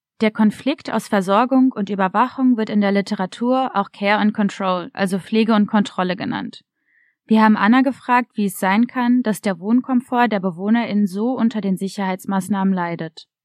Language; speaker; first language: German; native; German